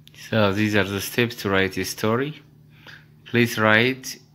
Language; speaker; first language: English; non-native, fluent; Amharic